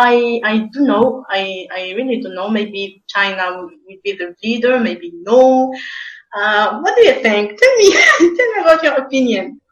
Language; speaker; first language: English; non-native, local second language; Arabic